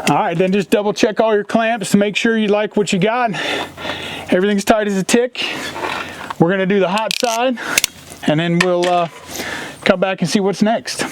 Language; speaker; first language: English; native; English